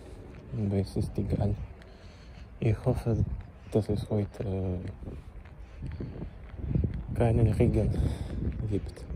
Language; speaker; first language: German; non-native, learner; Ukrainian